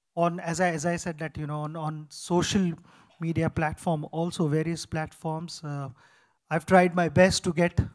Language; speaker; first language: English; non-native, local second language; Marathi